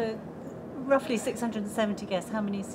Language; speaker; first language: English; native; English